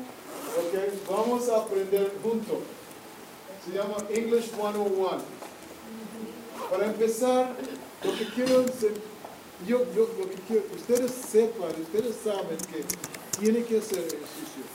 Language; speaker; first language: Spanish; non-native, fluent; English